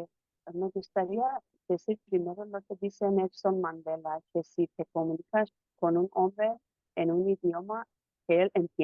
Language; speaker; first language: Spanish; non-native, fluent; Persian